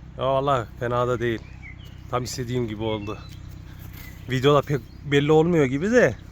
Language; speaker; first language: Turkish; early bilingual, heritage; Turkish